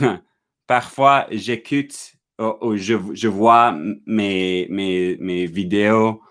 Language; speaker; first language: French; non-native, learner; English